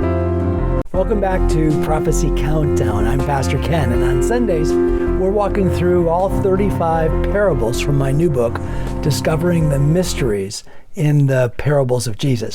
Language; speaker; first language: English; native; English